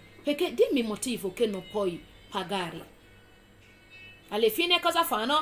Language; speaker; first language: Italian; non-native, fluent; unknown